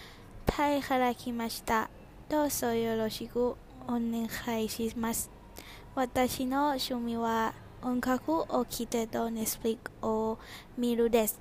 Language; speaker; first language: Japanese; non-native, learner; Thai